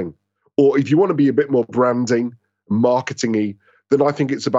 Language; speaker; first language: English; native; English